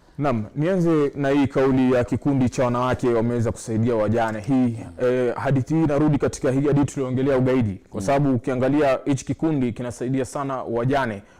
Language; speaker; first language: Swahili; native; Swahili